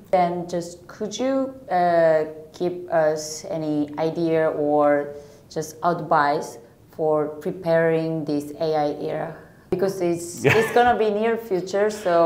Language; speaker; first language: English; non-native, fluent; Korean